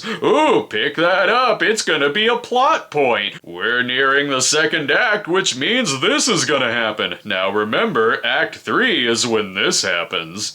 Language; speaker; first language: English; native; English